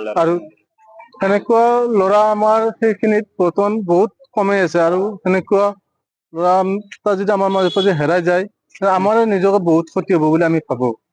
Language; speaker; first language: Assamese; native; Assamese